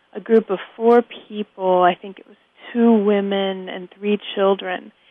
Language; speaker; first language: English; native; English